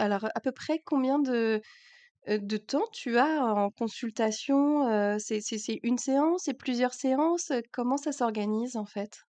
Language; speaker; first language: French; native; French